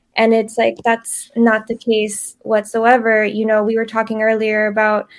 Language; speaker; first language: English; early bilingual, other home language; Spanish